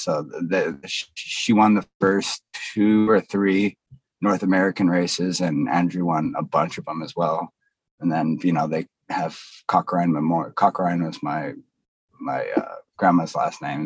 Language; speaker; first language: English; native; English